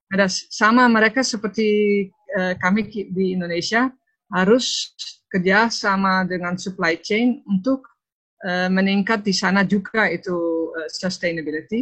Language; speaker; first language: Indonesian; non-native, fluent; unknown